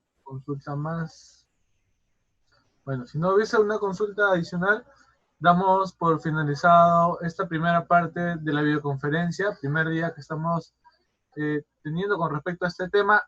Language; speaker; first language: Spanish; native; Spanish